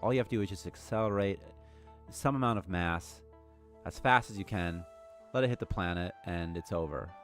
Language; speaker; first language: English; native; English